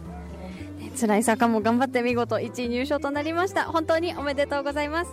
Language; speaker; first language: Japanese; native; Japanese